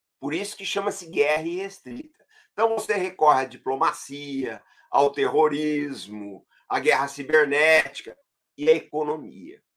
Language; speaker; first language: Portuguese; native; Portuguese